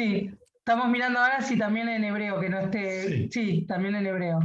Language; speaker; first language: Spanish; native; Spanish